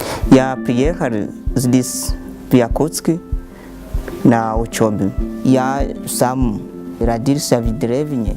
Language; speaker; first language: Russian; non-native, learner; Rundi